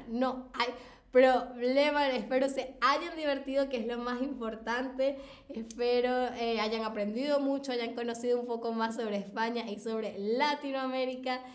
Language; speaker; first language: Spanish; native; Spanish